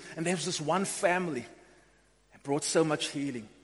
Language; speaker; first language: English; non-native, local second language; Afrikaans